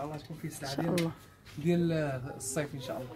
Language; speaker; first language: Arabic; native; Arabic